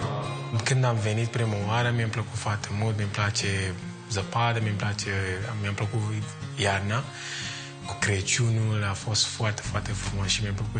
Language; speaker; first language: Romanian; non-native, learner; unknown